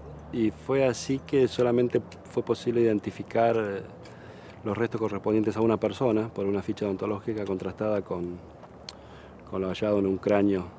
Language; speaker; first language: Spanish; native; Spanish